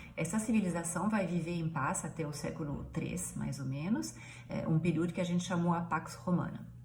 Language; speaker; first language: Portuguese; non-native, fluent; French